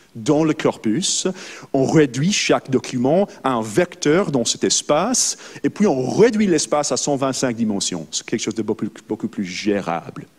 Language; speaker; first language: French; non-native, fluent; English